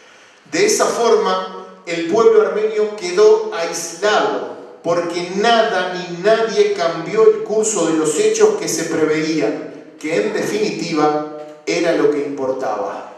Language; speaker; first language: Spanish; native; Spanish